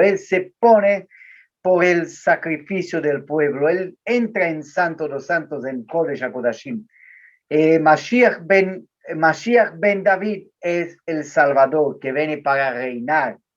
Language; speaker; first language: Spanish; non-native, learner; Portuguese